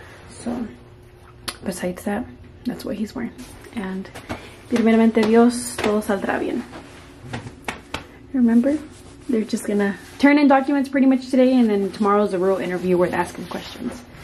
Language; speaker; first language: English; early bilingual, other home language; Spanish